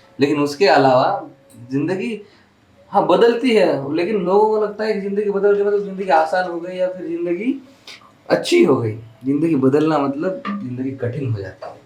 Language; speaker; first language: Hindi; non-native, local second language; Marathi